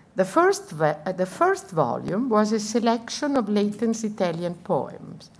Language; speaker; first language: English; non-native, fluent; Italian